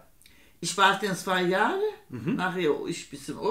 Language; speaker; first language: German; non-native, learner; Turkish